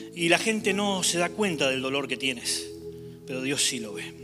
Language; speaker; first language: Spanish; native; Spanish